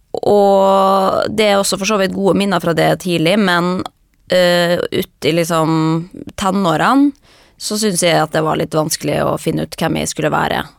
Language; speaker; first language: Norwegian; native; Norwegian